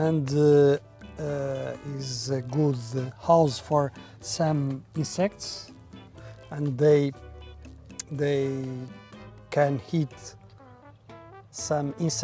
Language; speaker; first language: English; non-native, learner; Portuguese